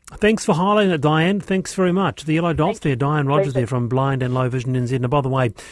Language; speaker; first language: English; native; English